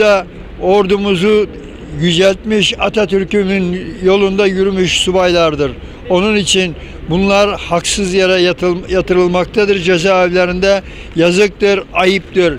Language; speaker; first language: Turkish; native; Turkish